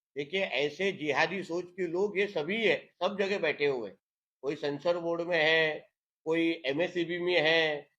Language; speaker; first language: Hindi; non-native, local second language; Marathi